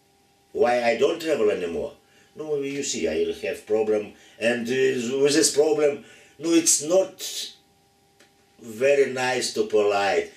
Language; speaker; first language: English; non-native, learner; Lithuanian